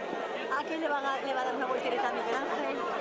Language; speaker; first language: Spanish; native; Spanish